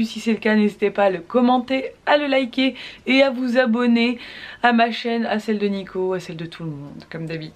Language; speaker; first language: French; native; French